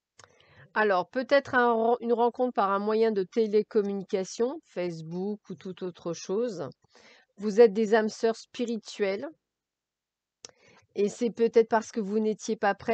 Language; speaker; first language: French; native; French